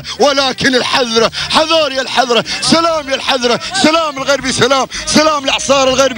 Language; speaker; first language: Arabic; native; Arabic